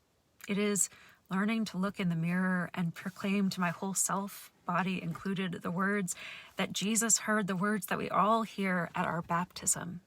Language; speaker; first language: English; native; English